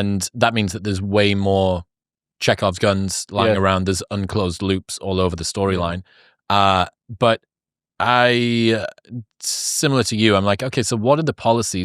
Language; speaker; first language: English; native; English